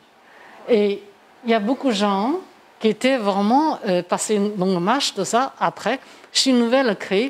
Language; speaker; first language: French; non-native, fluent; Chinese